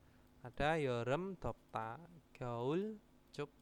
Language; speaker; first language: Korean; non-native, fluent; Indonesian